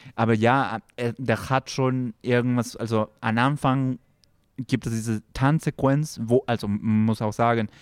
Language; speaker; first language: German; non-native, fluent; Spanish